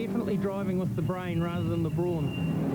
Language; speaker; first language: English; native; English